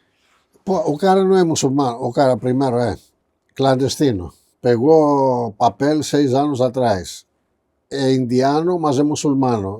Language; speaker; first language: Portuguese; non-native, fluent; Greek